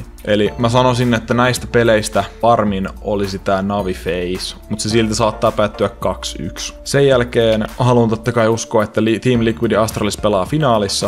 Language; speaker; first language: Finnish; native; Finnish